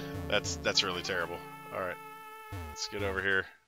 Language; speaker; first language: English; native; English